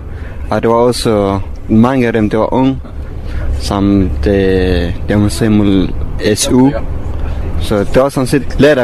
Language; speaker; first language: Danish; non-native, fluent; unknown